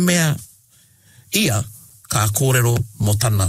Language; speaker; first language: Māori; non-native, local second language; English